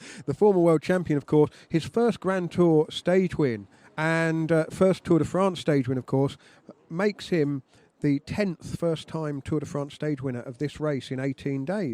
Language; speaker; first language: English; native; English